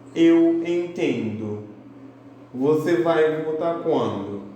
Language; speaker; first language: Portuguese; non-native, fluent; Haitian Creole